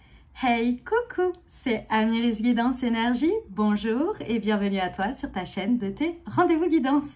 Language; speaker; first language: French; native; French